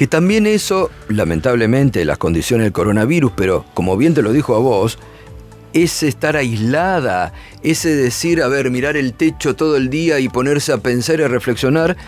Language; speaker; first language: Spanish; native; Spanish